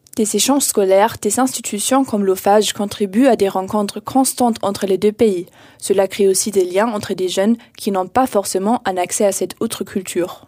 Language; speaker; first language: French; native; French